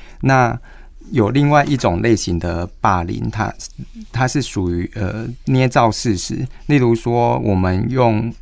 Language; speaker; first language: Chinese; native; Chinese